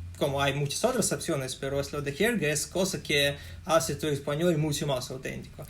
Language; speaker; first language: Spanish; non-native, learner; Russian